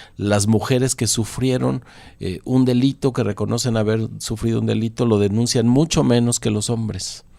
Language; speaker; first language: Spanish; native; Spanish